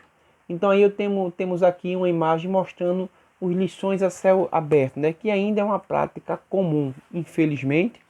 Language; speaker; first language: Portuguese; native; Portuguese